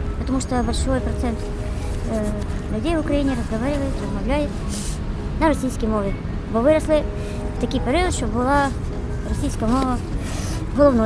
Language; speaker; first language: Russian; non-native, local second language; Ukrainian